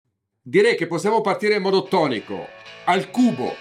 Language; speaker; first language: Italian; native; Italian